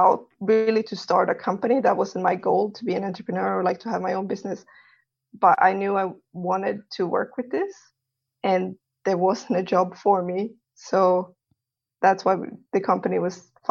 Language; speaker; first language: English; non-native, fluent; Swedish